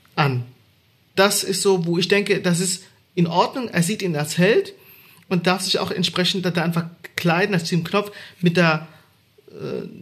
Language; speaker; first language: German; native; German